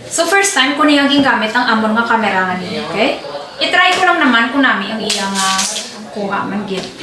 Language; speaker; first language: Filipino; non-native, local second language; Hiligaynon